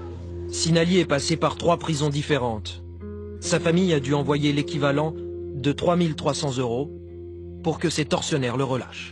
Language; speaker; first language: French; native; French